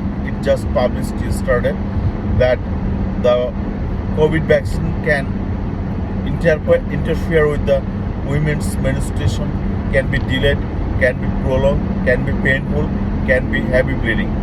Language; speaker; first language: English; non-native, local second language; Bangla